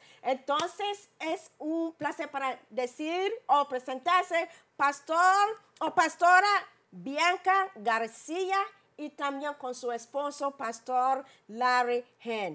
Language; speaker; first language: Spanish; non-native, learner; English